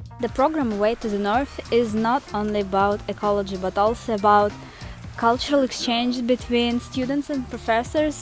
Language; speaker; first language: English; non-native, learner; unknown